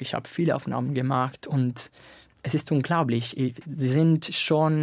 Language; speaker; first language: German; non-native, fluent; Italian